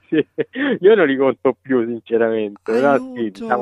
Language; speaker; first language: Italian; native; Italian